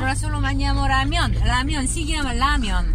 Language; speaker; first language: Italian; non-native, learner; Korean